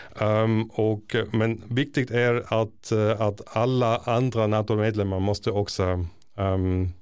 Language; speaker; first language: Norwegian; non-native, fluent; German